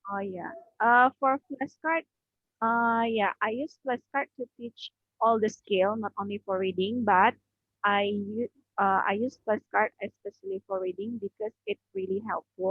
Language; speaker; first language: English; non-native, learner; Indonesian